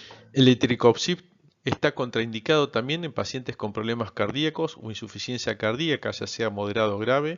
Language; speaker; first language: Spanish; native; Spanish